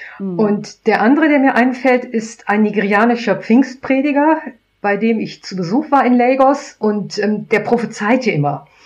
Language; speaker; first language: German; native; German